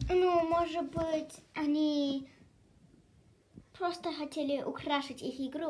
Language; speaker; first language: Russian; early bilingual, heritage; Russian